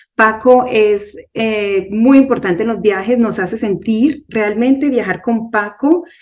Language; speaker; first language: Spanish; native; Spanish